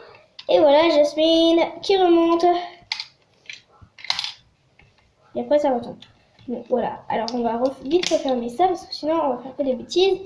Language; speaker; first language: French; native; French